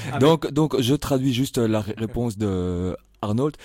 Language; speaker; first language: French; native; French